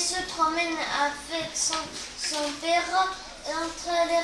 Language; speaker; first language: French; non-native, learner; Arabic